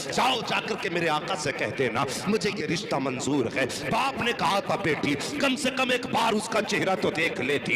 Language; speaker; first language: Urdu; native; Urdu